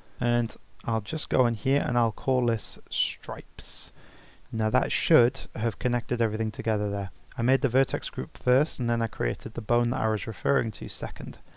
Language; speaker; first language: English; native; English